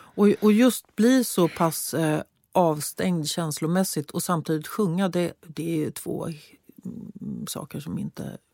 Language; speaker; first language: Swedish; native; Swedish